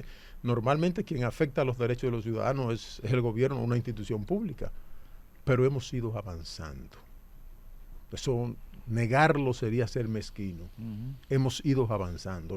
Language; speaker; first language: Spanish; native; Spanish